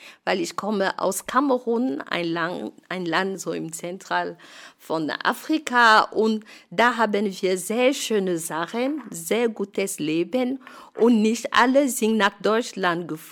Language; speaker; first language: German; non-native, fluent; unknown